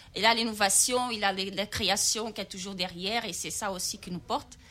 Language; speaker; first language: French; non-native, fluent; Portuguese